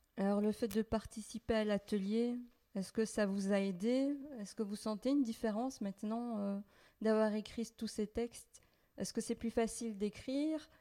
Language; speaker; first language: French; native; French